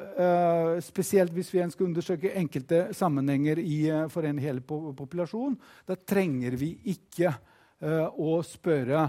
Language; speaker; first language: Norwegian; non-native, fluent; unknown